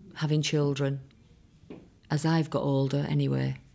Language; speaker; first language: English; early bilingual, other home language; Irish